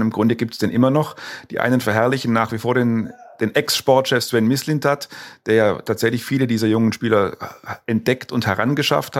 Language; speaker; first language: German; native; German